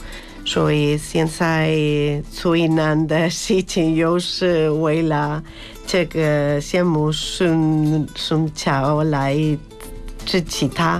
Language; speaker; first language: Chinese; non-native, learner; Spanish